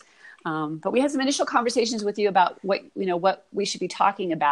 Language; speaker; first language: English; native; English